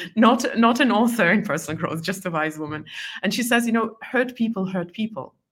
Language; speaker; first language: English; non-native, fluent; Estonian